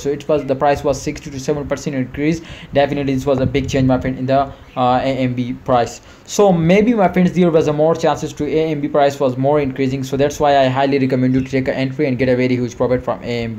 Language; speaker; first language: English; non-native, learner; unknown